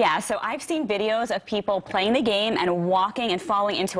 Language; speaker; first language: English; native; English